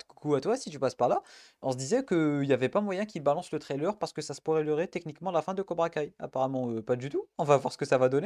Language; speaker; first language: French; native; French